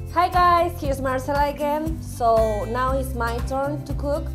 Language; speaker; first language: English; non-native, learner; Spanish